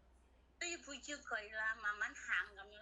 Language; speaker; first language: Cantonese; non-native, fluent; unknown